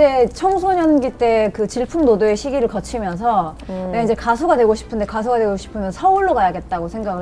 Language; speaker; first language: Korean; native; Korean